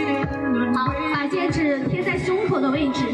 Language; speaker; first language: Chinese; native; Chinese